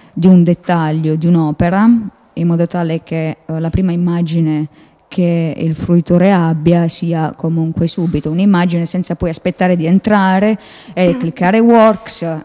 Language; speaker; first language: Italian; native; Italian